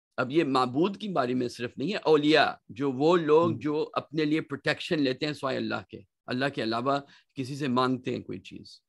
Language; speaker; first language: Urdu; native; Urdu